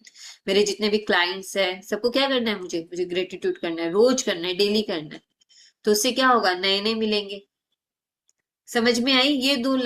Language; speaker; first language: Hindi; native; Hindi